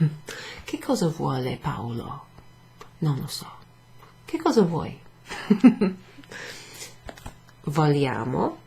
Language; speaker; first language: Italian; non-native, fluent; English